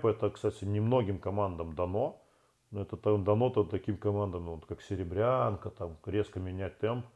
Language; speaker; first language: Russian; native; Russian